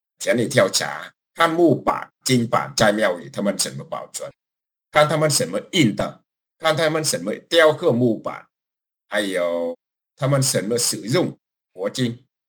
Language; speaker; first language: Chinese; non-native, fluent; Vietnamese